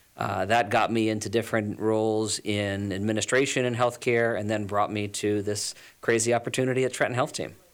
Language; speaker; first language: English; native; English